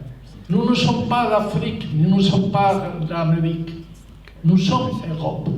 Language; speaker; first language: French; non-native, fluent; Spanish